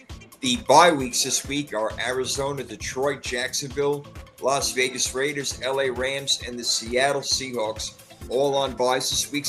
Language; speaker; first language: English; native; English